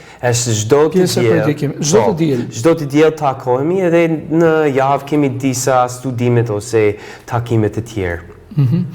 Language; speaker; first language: Albanian; non-native, fluent; English